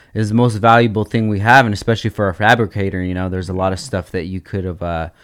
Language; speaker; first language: English; native; English